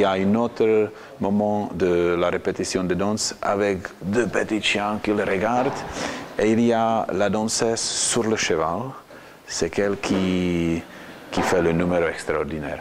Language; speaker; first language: French; non-native, fluent; Czech